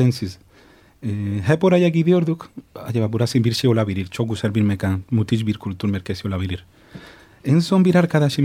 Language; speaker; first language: Turkish; non-native, fluent; Spanish